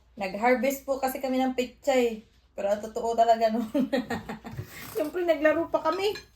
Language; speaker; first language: Filipino; non-native, local second language; Cebuano